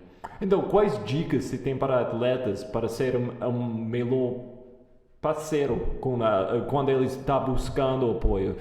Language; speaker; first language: Portuguese; non-native, fluent; English